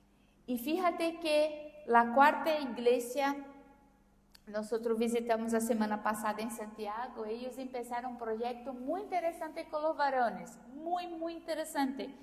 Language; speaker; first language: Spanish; non-native, fluent; Portuguese